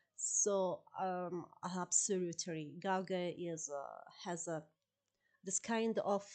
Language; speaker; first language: English; non-native, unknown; Italian